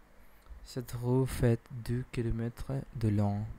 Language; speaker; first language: French; non-native, learner; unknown